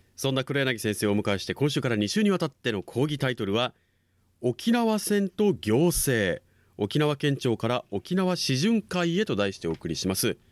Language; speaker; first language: Japanese; native; Japanese